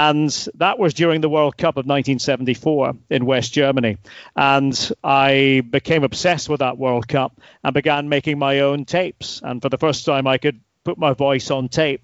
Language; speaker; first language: English; native; English